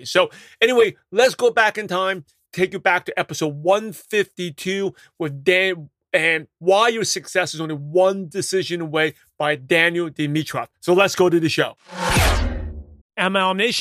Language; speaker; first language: English; native; English